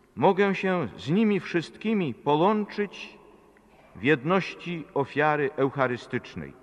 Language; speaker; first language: Polish; native; Polish